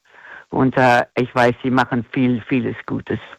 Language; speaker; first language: German; non-native, fluent; English